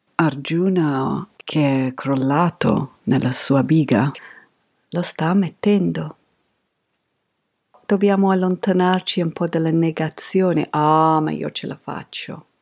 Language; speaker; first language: Italian; non-native, fluent; English